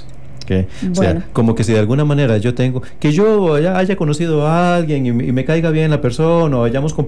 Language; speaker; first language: Spanish; native; Spanish